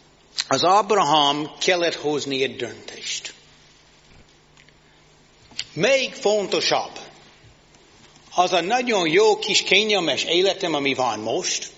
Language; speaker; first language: Hungarian; non-native, fluent; English